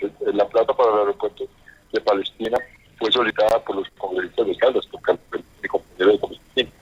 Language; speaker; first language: Spanish; native; Spanish